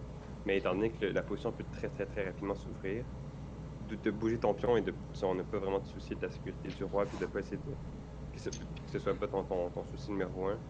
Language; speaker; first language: French; native; French